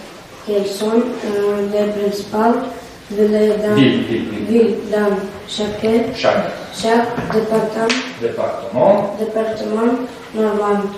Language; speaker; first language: French; non-native, learner; Russian